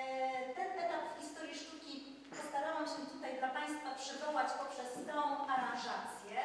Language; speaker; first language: Polish; native; Polish